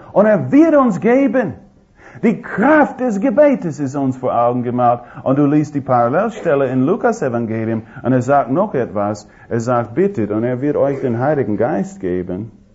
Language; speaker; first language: German; non-native, fluent; English